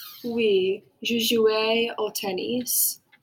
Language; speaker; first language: French; non-native, learner; English